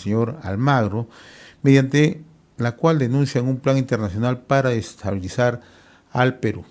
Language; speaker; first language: Spanish; native; Spanish